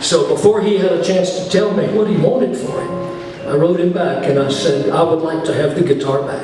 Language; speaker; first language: English; native; English